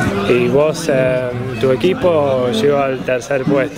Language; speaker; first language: Spanish; native; Spanish